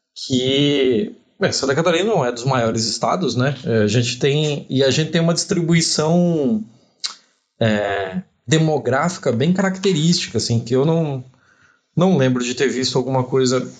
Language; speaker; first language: Portuguese; native; Portuguese